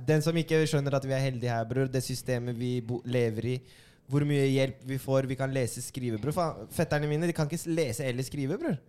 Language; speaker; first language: Norwegian; early bilingual, other home language; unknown